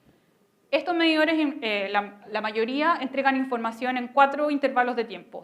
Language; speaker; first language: Spanish; native; Spanish